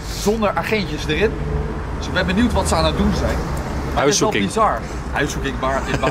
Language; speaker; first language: Dutch; native; Dutch